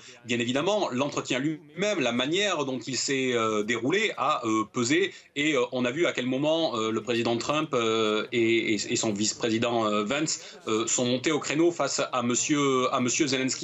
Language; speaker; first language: French; native; French